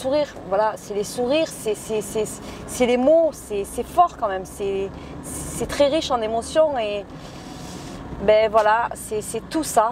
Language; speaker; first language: French; native; French